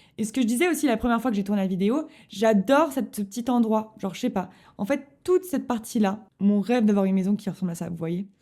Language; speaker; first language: French; native; French